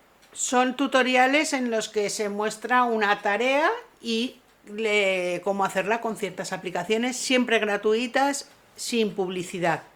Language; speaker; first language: Spanish; native; Spanish